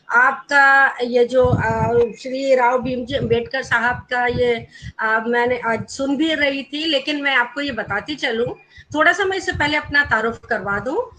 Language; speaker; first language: Urdu; non-native, local second language; Gujarati